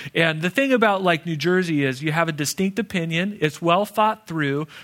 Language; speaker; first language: English; native; English